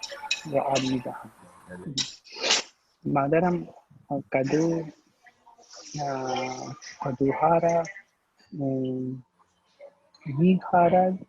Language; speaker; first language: Persian; non-native, learner; Urdu